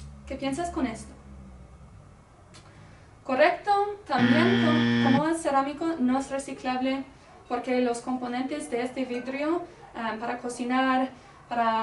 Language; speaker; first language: Spanish; non-native, learner; English